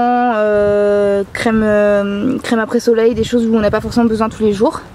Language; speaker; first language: French; native; French